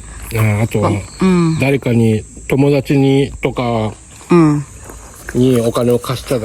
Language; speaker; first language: Japanese; non-native, learner; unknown